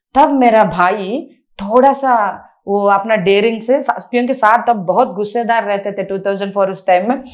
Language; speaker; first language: Hindi; non-native, local second language; Telugu